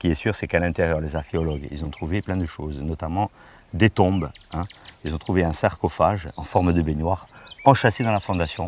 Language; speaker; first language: French; native; French